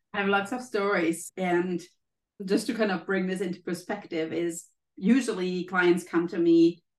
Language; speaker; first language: English; non-native, fluent; German